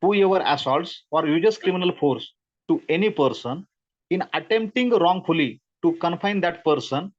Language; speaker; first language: English; non-native, local second language; Marathi